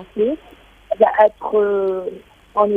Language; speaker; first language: French; non-native, fluent; Arabic